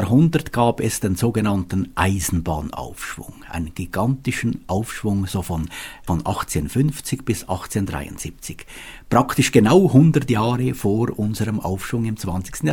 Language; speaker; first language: German; native; German